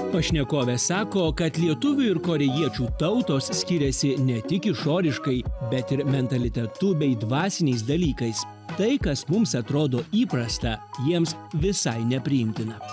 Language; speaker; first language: Lithuanian; native; Lithuanian